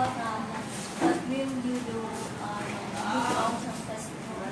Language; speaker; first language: English; non-native, learner; Vietnamese